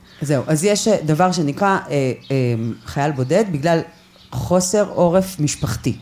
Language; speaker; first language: Hebrew; native; Hebrew